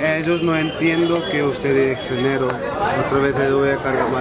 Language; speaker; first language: Spanish; non-native, learner; Hindi